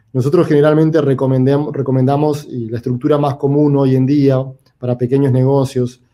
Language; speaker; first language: Spanish; native; Spanish